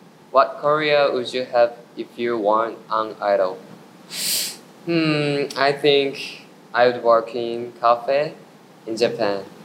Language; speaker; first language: English; non-native, learner; Japanese